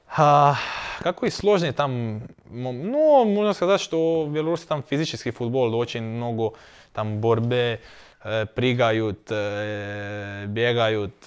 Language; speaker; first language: Russian; non-native, learner; Croatian